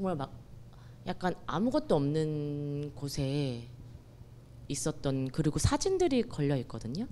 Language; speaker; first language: Korean; native; Korean